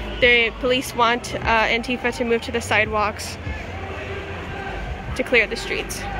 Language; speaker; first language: English; native; English